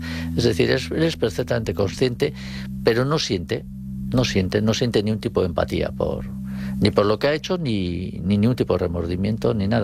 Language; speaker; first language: Spanish; native; Spanish